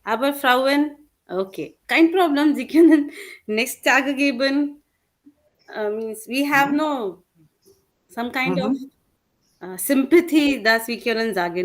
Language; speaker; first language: German; non-native, learner; Hindi